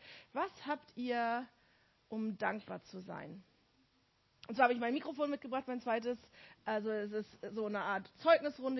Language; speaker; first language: German; native; German